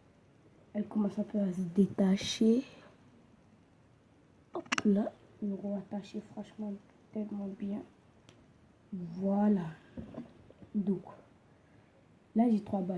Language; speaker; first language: French; native; French